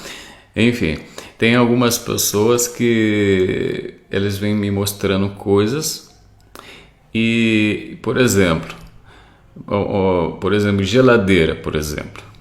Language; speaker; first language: Portuguese; non-native, fluent; Arabic